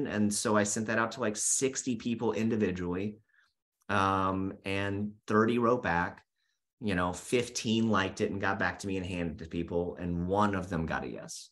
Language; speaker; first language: English; native; English